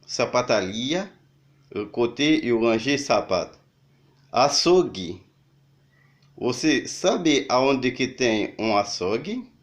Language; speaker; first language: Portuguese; non-native, learner; Haitian Creole